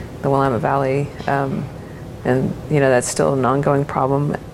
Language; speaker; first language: English; native; English